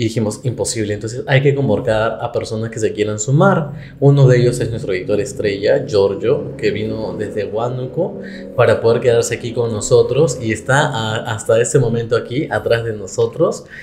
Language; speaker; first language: Spanish; native; Spanish